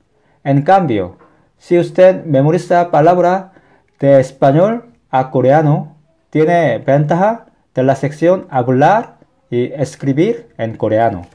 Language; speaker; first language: Spanish; non-native, fluent; Korean